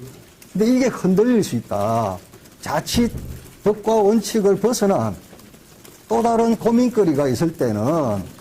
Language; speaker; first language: Korean; native; Korean